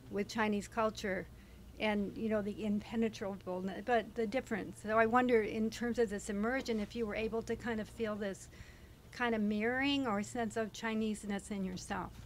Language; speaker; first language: English; non-native, fluent; Tibetan